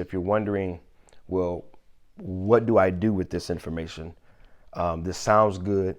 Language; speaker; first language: English; native; English